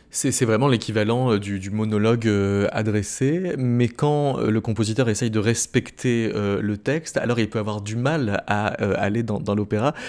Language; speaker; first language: French; native; French